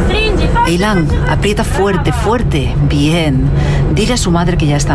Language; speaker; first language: Spanish; native; Spanish